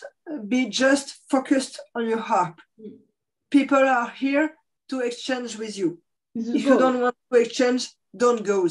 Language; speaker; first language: English; non-native, fluent; French